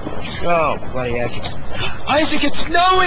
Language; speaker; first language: English; native; English